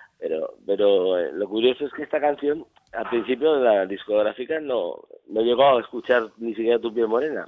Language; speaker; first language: Spanish; native; Spanish